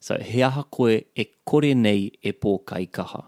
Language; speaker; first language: Māori; non-native, learner; English